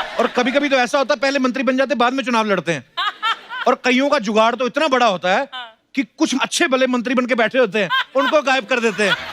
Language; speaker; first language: Hindi; non-native, local second language; Punjabi